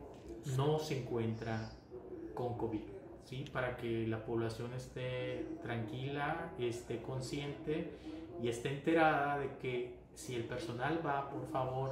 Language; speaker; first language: Spanish; native; Spanish